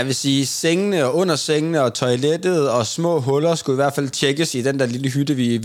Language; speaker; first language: Danish; native; Danish